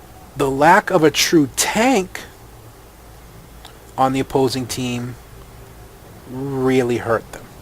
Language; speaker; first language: English; native; English